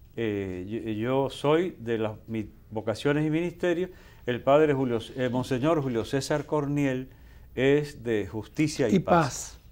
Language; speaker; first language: Spanish; native; Spanish